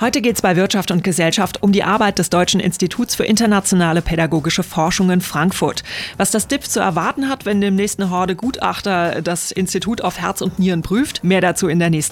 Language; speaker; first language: German; native; German